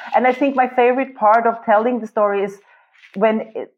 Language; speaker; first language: English; non-native, fluent; Swedish